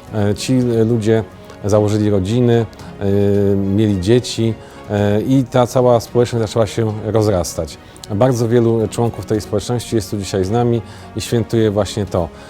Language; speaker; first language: Polish; native; Polish